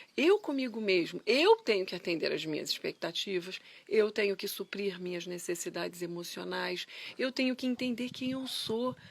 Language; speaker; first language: Portuguese; native; Portuguese